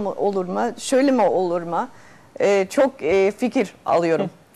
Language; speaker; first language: Turkish; non-native, fluent; Spanish